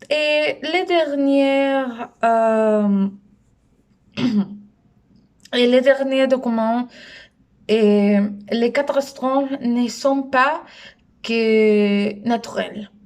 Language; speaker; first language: French; non-native, learner; Spanish